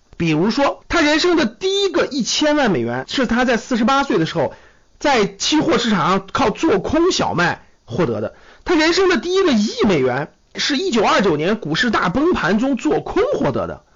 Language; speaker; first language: Chinese; native; Chinese